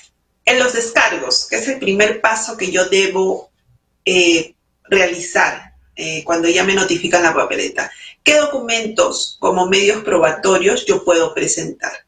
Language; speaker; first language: Spanish; native; Spanish